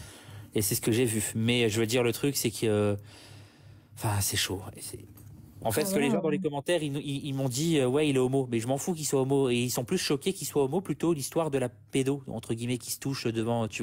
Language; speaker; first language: French; native; French